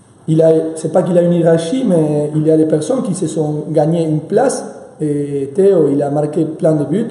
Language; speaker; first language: French; non-native, fluent; Spanish